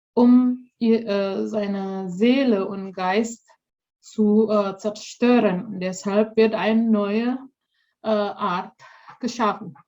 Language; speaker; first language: German; non-native, fluent; Indonesian